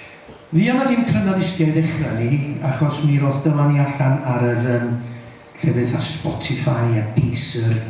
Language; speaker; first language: Welsh; native; Welsh